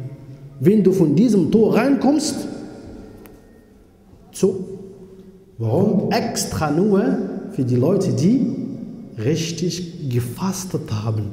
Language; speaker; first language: German; non-native, fluent; Arabic